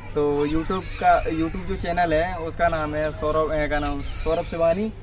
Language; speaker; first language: Hindi; native; Hindi